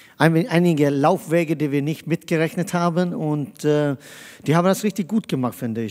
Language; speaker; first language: German; non-native, fluent; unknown